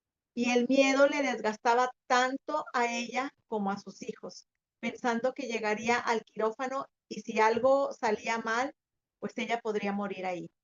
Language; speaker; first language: Spanish; native; Spanish